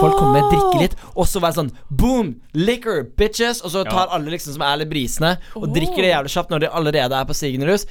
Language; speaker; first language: Norwegian; native; Norwegian